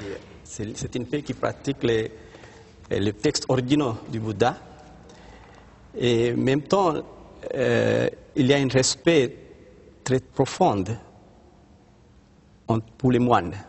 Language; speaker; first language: French; non-native, fluent; Sinhala